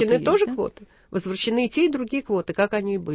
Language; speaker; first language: Russian; native; Russian